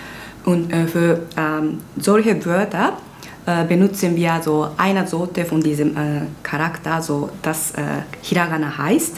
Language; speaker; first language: German; non-native, fluent; Japanese